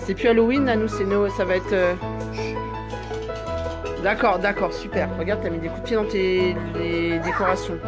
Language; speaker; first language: French; native; French